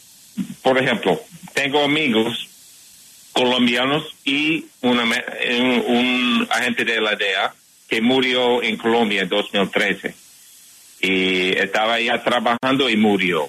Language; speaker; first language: Spanish; non-native, fluent; English